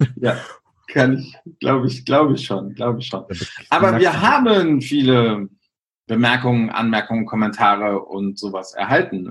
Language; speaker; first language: German; native; German